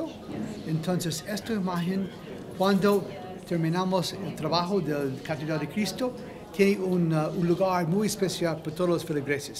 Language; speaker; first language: Spanish; non-native, fluent; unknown